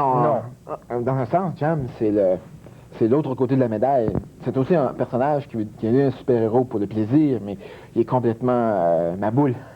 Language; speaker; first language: French; native; French